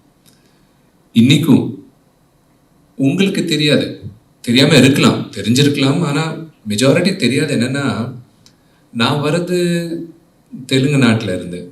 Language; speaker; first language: Tamil; non-native, local second language; Telugu